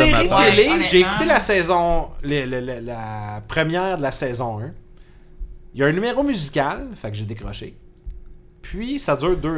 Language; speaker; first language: French; native; French